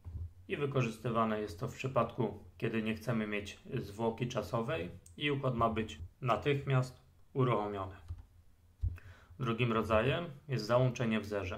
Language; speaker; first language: Polish; native; Polish